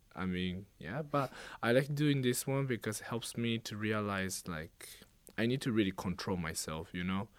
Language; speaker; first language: English; non-native, fluent; Japanese